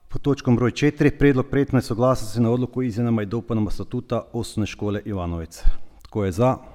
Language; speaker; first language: Croatian; native; Croatian